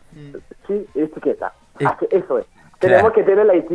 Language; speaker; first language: Spanish; non-native, fluent; French